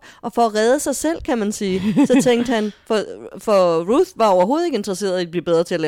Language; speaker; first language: Danish; native; Danish